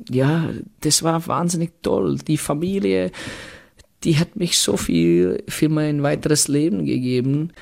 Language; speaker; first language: German; non-native, fluent; Czech